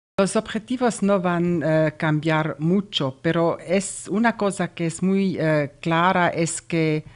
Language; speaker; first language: Spanish; non-native, learner; German